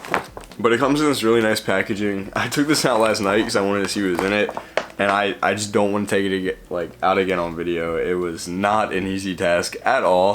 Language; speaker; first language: English; native; English